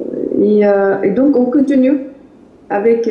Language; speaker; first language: French; non-native, fluent; Arabic